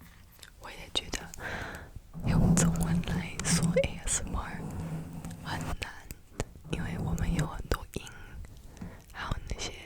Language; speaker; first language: Chinese; early bilingual, heritage; Chinese